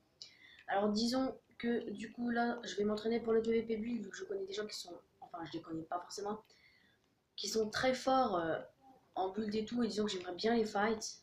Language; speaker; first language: French; native; French